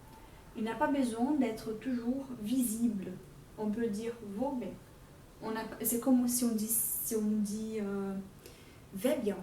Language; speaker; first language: French; non-native, fluent; Portuguese